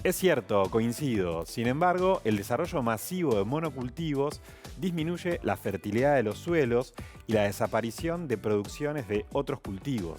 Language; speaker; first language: Spanish; native; Spanish